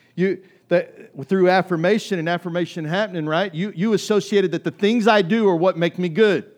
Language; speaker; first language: English; native; English